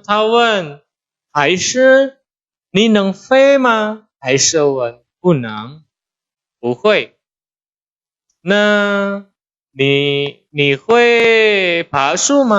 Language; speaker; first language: Chinese; non-native, fluent; Indonesian